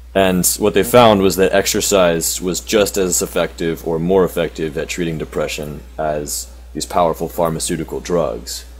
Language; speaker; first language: English; native; English